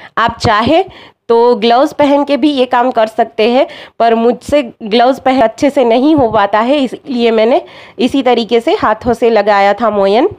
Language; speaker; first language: Hindi; non-native, local second language; Gujarati